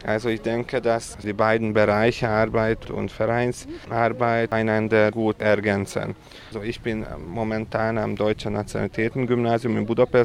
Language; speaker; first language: German; non-native, local second language; Hungarian